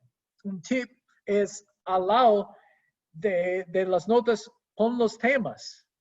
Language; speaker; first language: Spanish; non-native, fluent; English